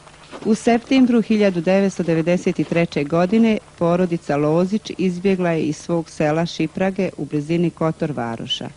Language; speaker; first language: Bosnian; native; Bosnian